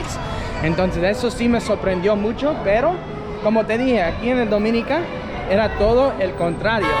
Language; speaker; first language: Spanish; non-native, fluent; English